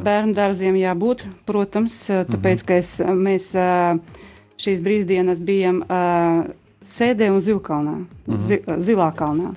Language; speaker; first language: Latvian; non-native, local second language; Russian